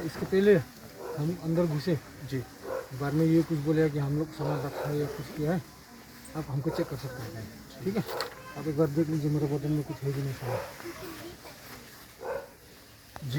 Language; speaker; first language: Hindi; non-native, local second language; Khasi